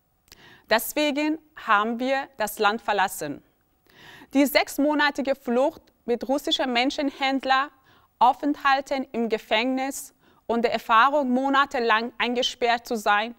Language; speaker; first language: German; early bilingual, other home language; Persian